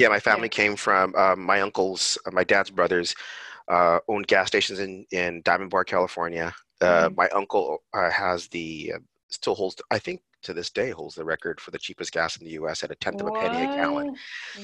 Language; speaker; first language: English; native; English